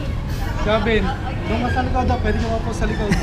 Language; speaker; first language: Filipino; native; Filipino